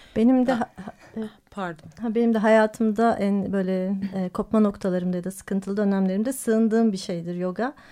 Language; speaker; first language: Turkish; native; Turkish